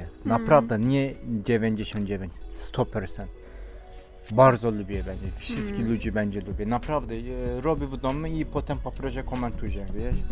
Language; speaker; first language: Polish; non-native, learner; Turkish